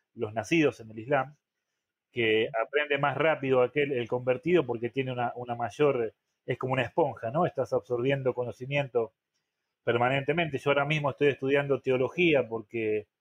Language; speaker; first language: Spanish; native; Spanish